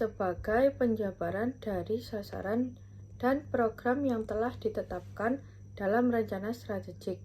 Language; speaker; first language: Indonesian; native; Indonesian